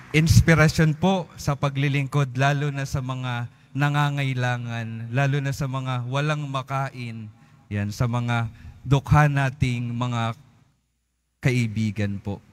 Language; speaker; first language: Filipino; native; Filipino